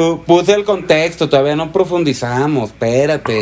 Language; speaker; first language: Spanish; native; Spanish